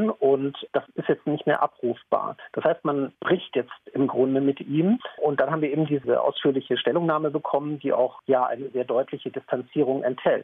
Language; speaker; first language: German; native; German